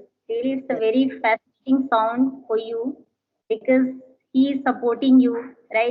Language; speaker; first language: English; non-native, learner; Hindi